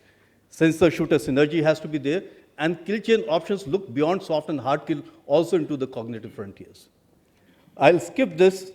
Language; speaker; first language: English; non-native, local second language; Hindi